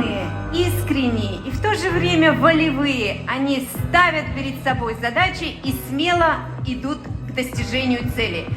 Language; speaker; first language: Russian; native; Russian